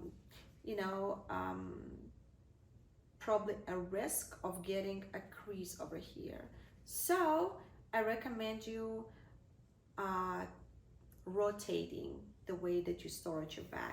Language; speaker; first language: English; non-native, fluent; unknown